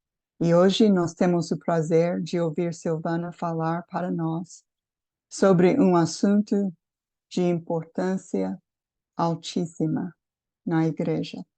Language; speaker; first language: Portuguese; non-native, fluent; English